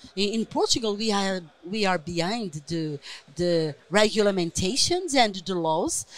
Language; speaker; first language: English; non-native, fluent; Portuguese